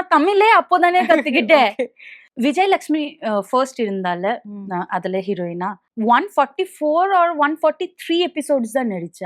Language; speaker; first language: Tamil; non-native, local second language; Bangla